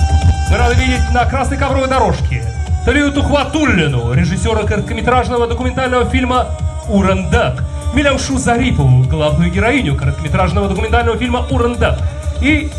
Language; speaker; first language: Russian; native; Russian